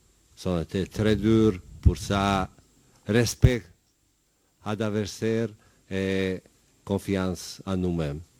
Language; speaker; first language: French; non-native, learner; Bosnian